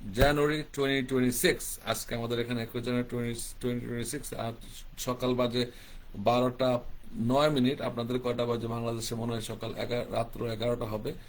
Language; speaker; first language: Bangla; early bilingual, heritage; Bangla